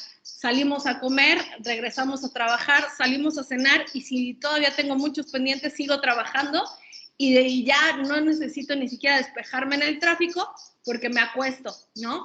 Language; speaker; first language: Spanish; native; Spanish